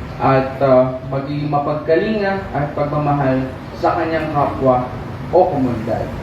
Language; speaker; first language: Filipino; non-native, local second language; Pangasinan